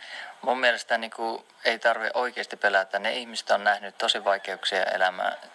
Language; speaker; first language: Finnish; early bilingual, other home language; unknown